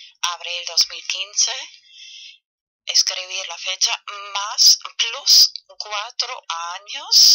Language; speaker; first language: Spanish; non-native, fluent; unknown